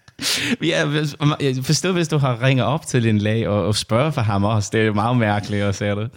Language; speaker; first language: Danish; non-native, learner; English